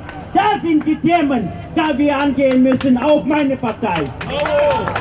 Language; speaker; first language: German; non-native, fluent; Russian